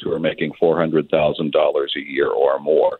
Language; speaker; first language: English; native; English